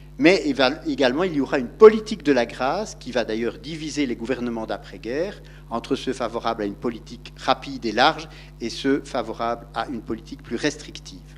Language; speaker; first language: French; native; French